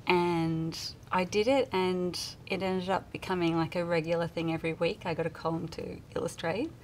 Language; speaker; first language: English; native; English